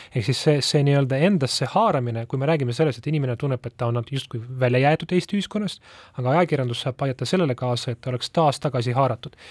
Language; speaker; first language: Estonian; non-native, local second language; Russian